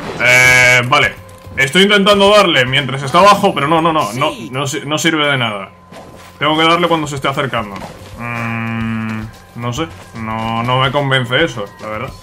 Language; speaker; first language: Spanish; native; Spanish